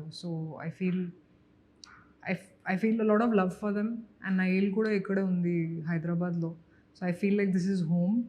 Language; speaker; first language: Telugu; non-native, local second language; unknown